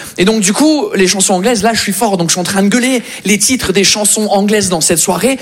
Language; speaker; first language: French; non-native, fluent; English